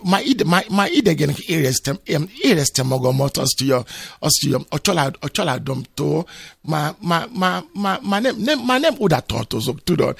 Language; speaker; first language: Hungarian; non-native, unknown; Yoruba